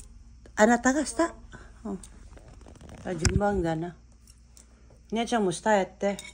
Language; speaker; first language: Japanese; non-native, learner; Filipino